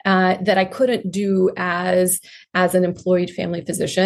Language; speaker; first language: English; non-native, local second language; Hindi